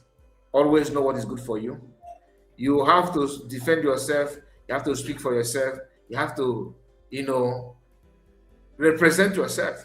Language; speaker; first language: English; non-native, local second language; Igbo